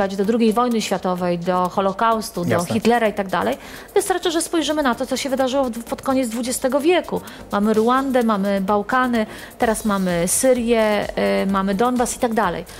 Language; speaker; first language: Polish; native; Polish